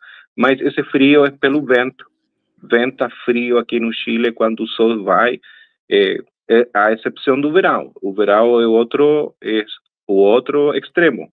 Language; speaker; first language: Portuguese; non-native, fluent; Spanish